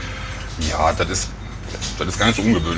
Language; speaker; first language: German; native; German